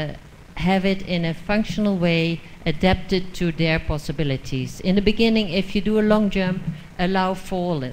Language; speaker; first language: English; non-native, fluent; Dutch